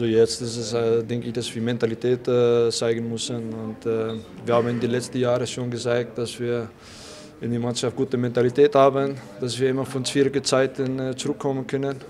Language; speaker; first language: German; non-native, fluent; Dutch